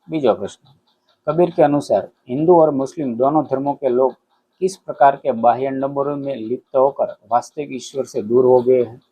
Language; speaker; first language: Hindi; non-native, local second language; Gujarati